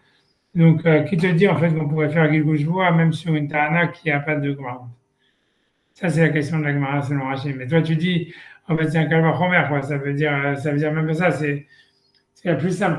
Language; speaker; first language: French; native; French